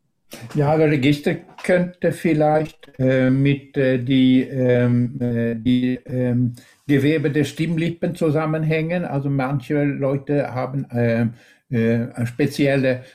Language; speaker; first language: German; non-native, fluent; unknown